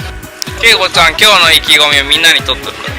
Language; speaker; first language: Japanese; native; Japanese